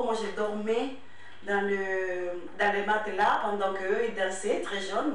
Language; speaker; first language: French; non-native, fluent; Spanish